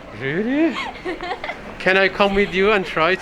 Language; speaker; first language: English; non-native, fluent; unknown